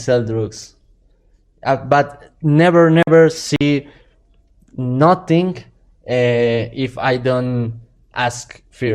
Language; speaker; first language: English; non-native, learner; Spanish